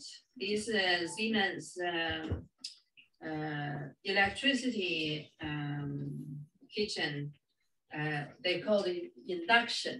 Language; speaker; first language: English; non-native, fluent; Chinese